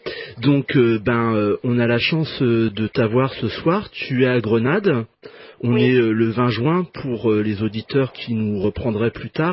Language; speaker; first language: French; native; French